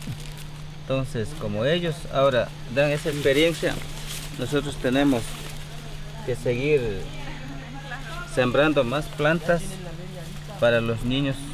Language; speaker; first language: Spanish; non-native, local second language; Quechua